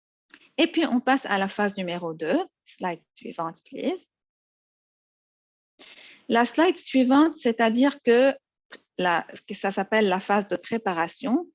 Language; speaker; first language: French; non-native, local second language; Arabic